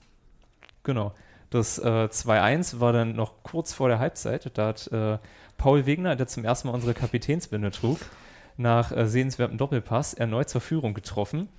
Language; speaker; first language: German; native; German